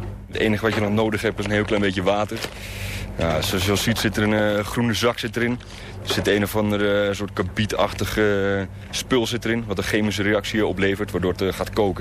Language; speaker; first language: Dutch; native; Dutch